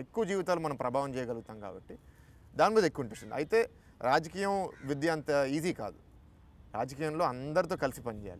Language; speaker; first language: Telugu; native; Telugu